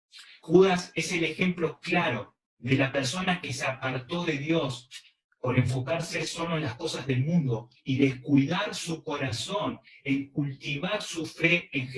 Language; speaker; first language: Spanish; early bilingual, other home language; Korean